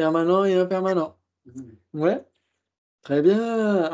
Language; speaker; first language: French; native; French